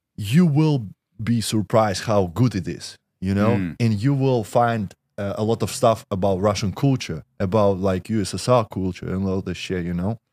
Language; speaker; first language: English; non-native, learner; Russian